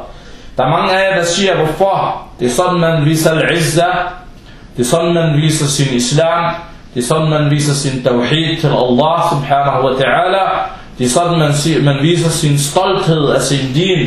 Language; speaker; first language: Danish; non-native, fluent; Arabic